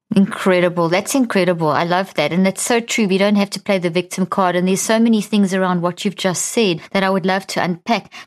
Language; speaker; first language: English; native; English